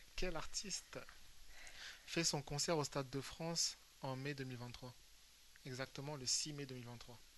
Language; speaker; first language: French; native; French